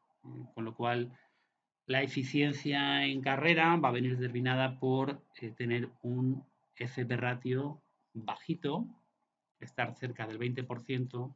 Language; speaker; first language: Spanish; native; Spanish